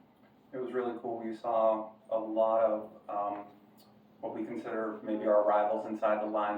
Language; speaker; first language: English; native; English